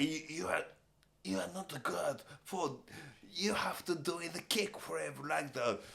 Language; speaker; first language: English; non-native, learner; Japanese